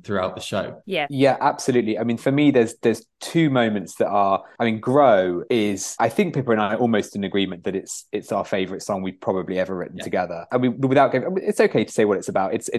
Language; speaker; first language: English; native; English